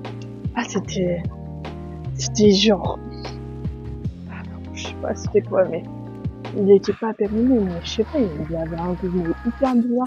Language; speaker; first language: French; native; French